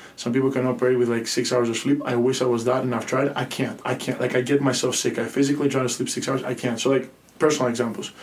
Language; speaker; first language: English; non-native, fluent; Greek